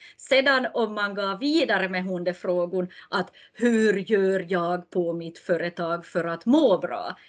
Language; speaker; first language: Swedish; native; Swedish